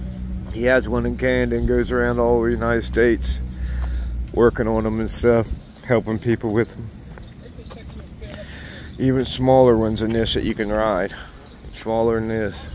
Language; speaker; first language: English; native; English